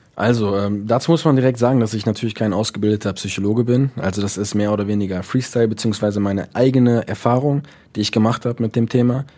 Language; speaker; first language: German; early bilingual, other home language; Dutch